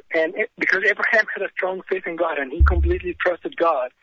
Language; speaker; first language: English; non-native, fluent; Arabic